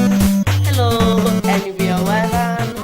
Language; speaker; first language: Welsh; non-native, local second language; English